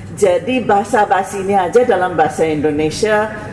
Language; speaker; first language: Indonesian; non-native, fluent; English